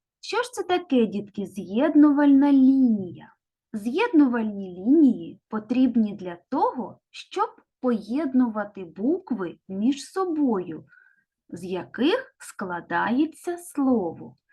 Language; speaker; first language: Ukrainian; native; Ukrainian